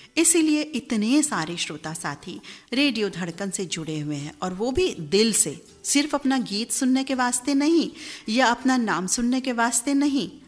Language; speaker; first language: Hindi; native; Hindi